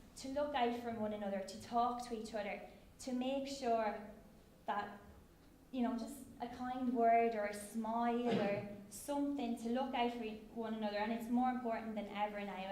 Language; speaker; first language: English; native; English